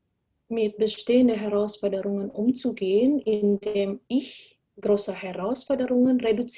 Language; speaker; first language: German; non-native, fluent; Indonesian